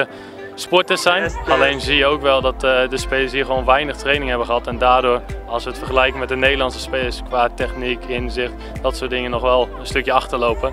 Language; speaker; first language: Dutch; native; Dutch